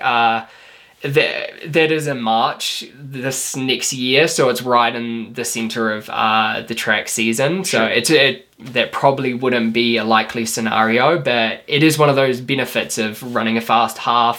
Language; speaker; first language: English; native; English